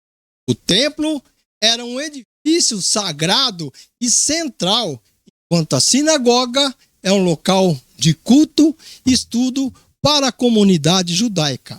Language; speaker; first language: Portuguese; native; Portuguese